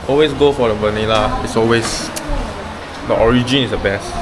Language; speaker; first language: English; non-native, local second language; Chinese